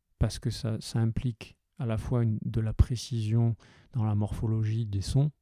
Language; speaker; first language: French; early bilingual, heritage; French